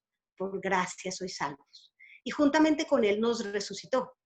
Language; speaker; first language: Spanish; native; Spanish